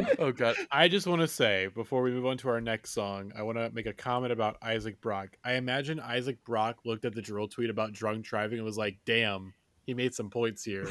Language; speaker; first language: English; native; English